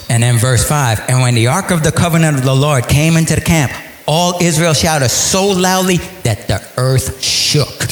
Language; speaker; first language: English; native; English